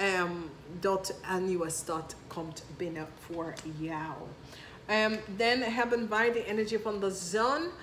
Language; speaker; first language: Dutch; non-native, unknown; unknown